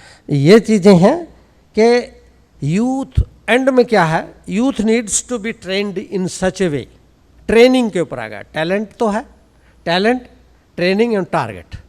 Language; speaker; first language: Hindi; native; Hindi